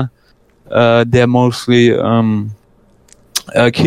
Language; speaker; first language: English; non-native, fluent; German